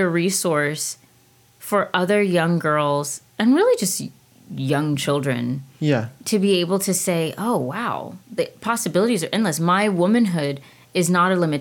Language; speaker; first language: English; native; English